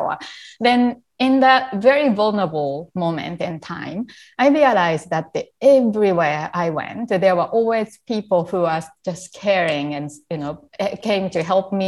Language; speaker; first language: English; non-native, fluent; Japanese